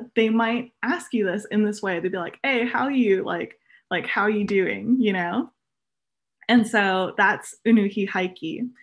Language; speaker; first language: English; native; English